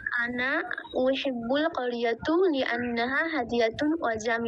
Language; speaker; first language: Arabic; non-native, learner; Bangla